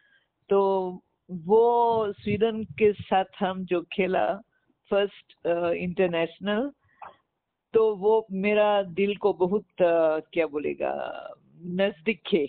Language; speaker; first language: Hindi; non-native, local second language; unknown